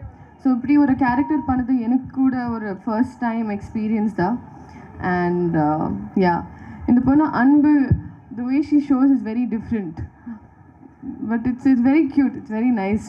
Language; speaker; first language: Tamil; non-native, learner; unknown